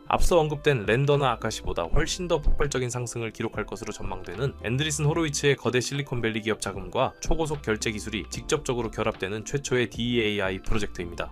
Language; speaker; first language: Korean; native; Korean